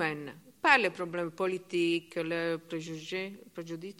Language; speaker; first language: French; non-native, learner; Italian